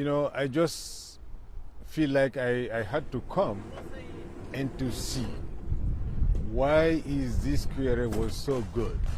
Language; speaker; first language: English; non-native, fluent; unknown